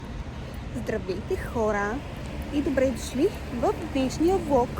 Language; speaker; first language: Bulgarian; native; Bulgarian